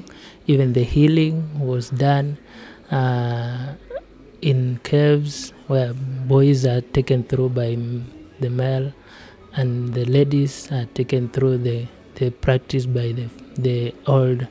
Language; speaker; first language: English; non-native, local second language; Kalenjin